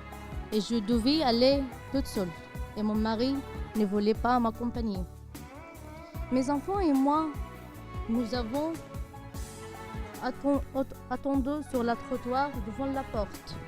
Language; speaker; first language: French; non-native, learner; Arabic